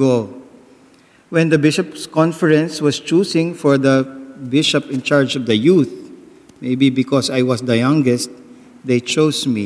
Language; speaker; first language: English; non-native, local second language; Bikol